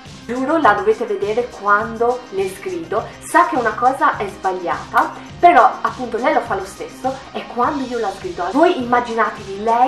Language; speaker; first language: Italian; native; Italian